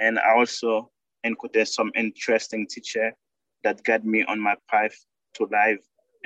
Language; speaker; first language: English; non-native, learner; Haitian Creole